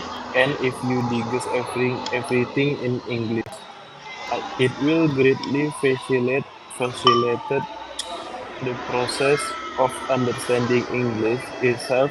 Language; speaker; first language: English; non-native, learner; Indonesian